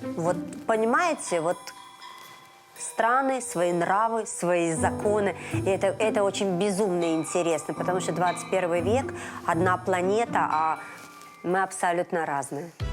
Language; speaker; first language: Russian; native; Russian